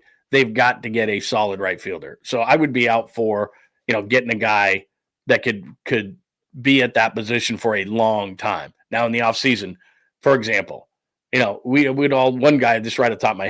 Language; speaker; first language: English; native; English